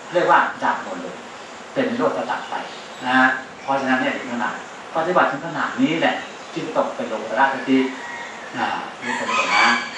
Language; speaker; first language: Thai; native; Thai